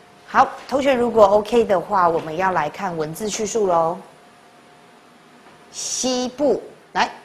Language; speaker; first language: Chinese; native; Chinese